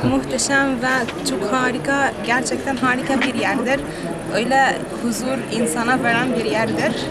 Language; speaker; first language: Turkish; non-native, fluent; Arabic